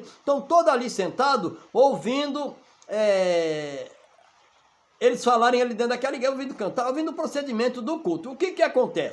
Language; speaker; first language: Portuguese; native; Portuguese